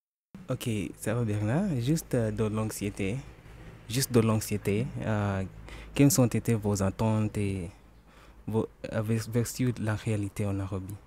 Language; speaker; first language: French; non-native, learner; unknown